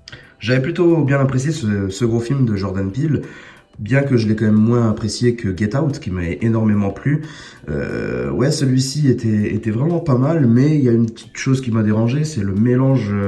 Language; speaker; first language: French; native; French